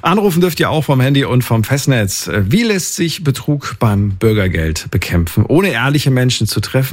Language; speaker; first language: German; native; German